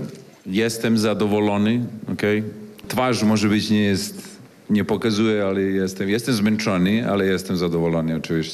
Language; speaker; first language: Polish; non-native, fluent; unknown